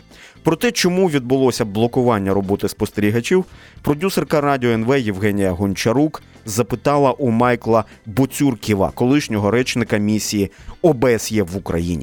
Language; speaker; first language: Ukrainian; native; Ukrainian